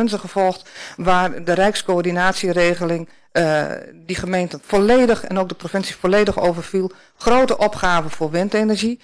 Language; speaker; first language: Dutch; native; Dutch